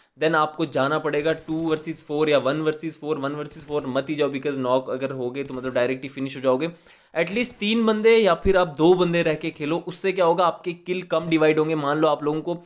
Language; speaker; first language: Hindi; native; Hindi